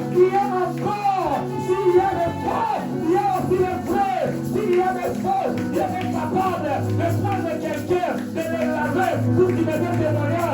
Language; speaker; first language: French; non-native, local second language; Lingala